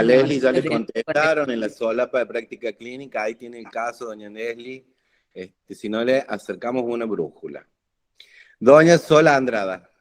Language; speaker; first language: Spanish; native; Spanish